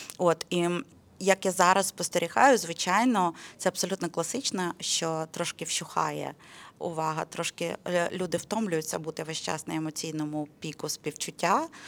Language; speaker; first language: Ukrainian; native; Ukrainian